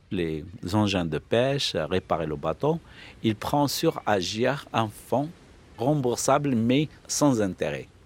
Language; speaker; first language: French; non-native, local second language; Arabic